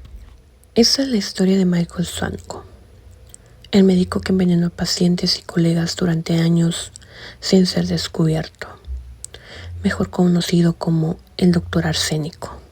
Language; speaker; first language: Spanish; native; Spanish